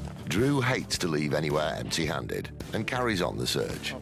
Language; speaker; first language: English; native; English